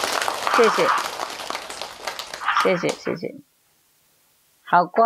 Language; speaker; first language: Chinese; non-native, fluent; Vietnamese